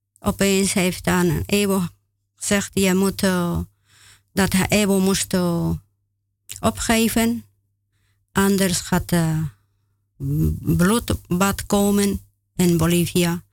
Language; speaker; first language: Dutch; non-native, learner; Spanish